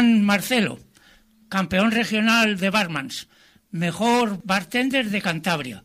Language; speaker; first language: Spanish; native; Spanish